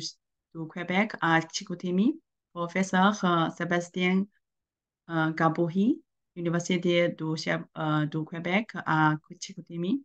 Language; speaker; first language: French; non-native, learner; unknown